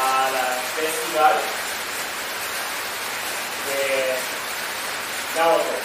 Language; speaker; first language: Spanish; non-native, learner; Japanese